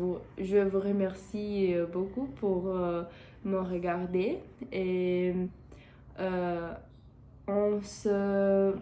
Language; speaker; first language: French; non-native, learner; Portuguese